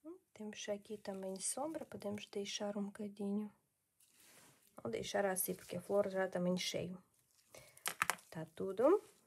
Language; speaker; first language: Portuguese; non-native, learner; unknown